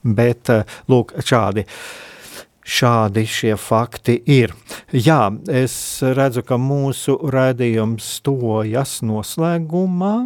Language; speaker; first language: Latvian; native; Latvian